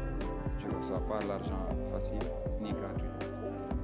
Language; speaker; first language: French; non-native, local second language; Wolof